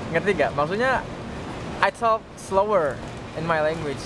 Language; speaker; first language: English; non-native, fluent; Indonesian